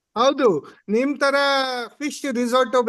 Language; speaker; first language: Kannada; non-native, learner; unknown